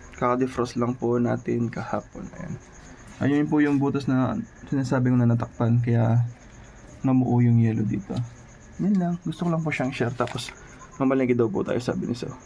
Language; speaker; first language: Filipino; non-native, local second language; Pampanga